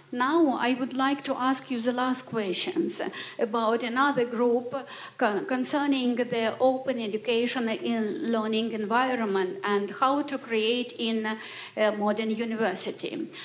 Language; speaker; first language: English; non-native, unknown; Ukrainian